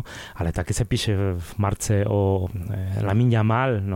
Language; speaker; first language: Czech; non-native, fluent; Spanish